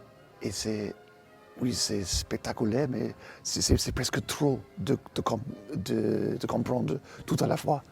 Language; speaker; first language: French; non-native, fluent; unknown